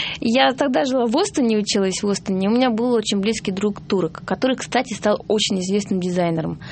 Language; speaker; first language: Russian; non-native, fluent; Georgian